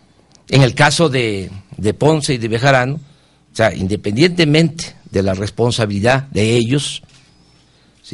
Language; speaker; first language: Spanish; native; Spanish